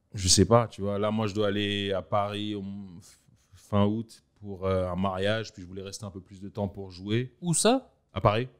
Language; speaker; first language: French; native; French